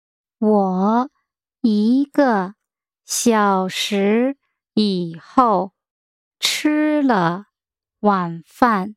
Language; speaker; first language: Chinese; non-native, learner; English